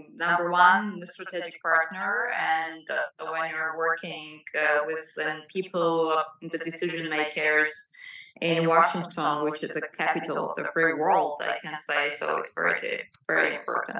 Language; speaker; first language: English; non-native, fluent; Georgian